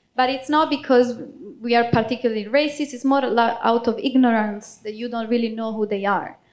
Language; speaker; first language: English; non-native, fluent; Italian